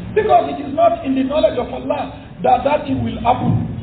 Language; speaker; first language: English; non-native, local second language; Yoruba